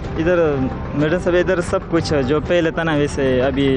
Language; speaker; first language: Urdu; non-native, local second language; Pashto